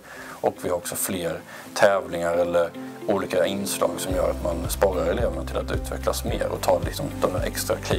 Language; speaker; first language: Swedish; native; Swedish